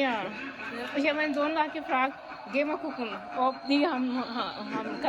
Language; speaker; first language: German; non-native, learner; Urdu